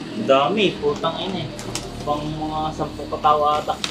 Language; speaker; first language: Filipino; native; Filipino